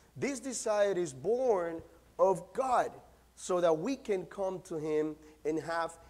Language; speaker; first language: English; non-native, fluent; Spanish